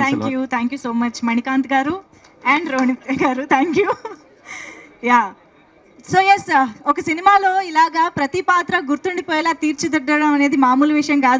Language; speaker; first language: Telugu; native; Telugu